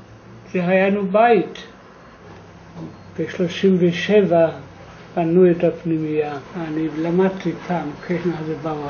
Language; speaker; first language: Hebrew; early bilingual, other home language; German